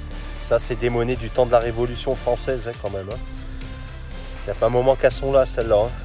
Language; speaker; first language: French; native; French